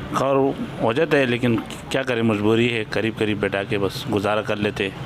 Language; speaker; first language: Urdu; non-native, local second language; Pashto